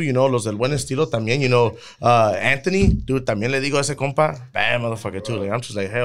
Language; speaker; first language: Spanish; early bilingual, heritage; Spanish